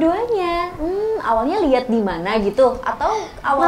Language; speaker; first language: Indonesian; native; Indonesian